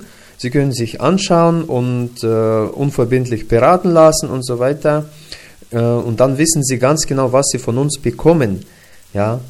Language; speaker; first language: German; non-native, fluent; Russian